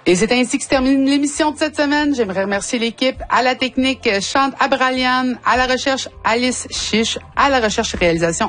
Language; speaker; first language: French; native; French